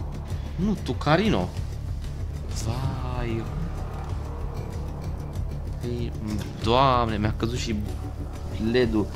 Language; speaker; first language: Romanian; native; Romanian